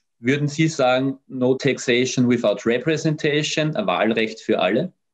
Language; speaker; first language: German; native; German